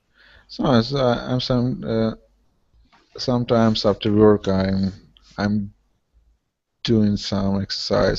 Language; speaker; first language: English; non-native, learner; Russian